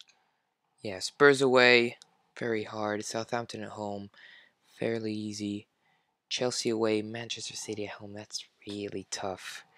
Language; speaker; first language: English; non-native, fluent; French